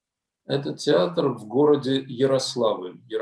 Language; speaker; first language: Russian; native; Russian